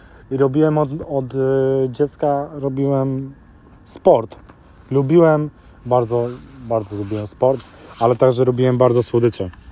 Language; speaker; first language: Polish; early bilingual, heritage; Polish